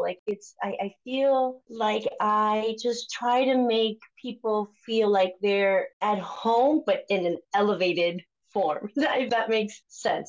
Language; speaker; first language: English; early bilingual, other home language; Spanish